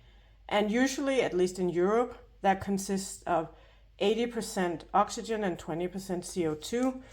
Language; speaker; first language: English; non-native, fluent; Danish